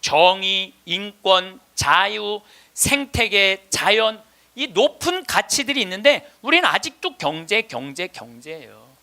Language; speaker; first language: Korean; native; Korean